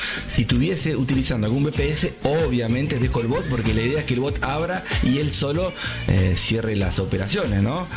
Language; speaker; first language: Spanish; native; Spanish